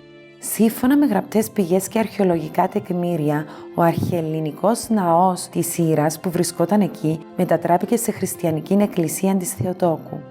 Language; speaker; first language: Greek; native; Greek